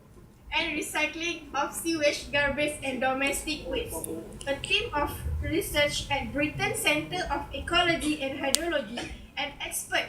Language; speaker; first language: English; non-native, learner; Malay